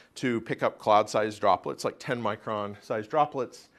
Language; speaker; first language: English; native; English